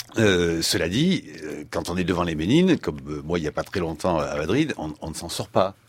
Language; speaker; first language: French; native; French